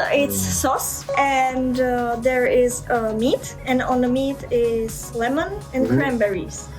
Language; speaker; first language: English; non-native, fluent; Czech